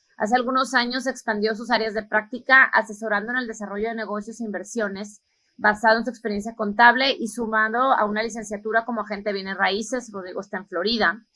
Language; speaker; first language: Spanish; native; Spanish